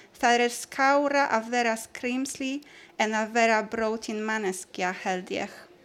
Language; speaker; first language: Icelandic; non-native, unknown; Polish